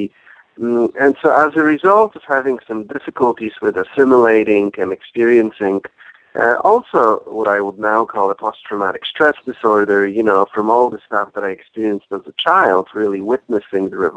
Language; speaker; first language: English; non-native, fluent; Polish